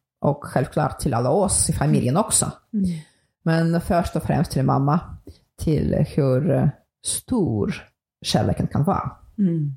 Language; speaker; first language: Swedish; non-native, fluent; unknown